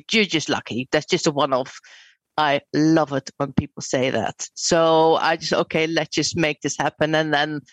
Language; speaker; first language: English; non-native, fluent; Dutch